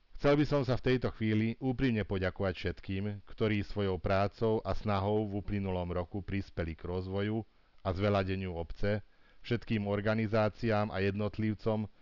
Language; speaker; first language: Hungarian; native; Hungarian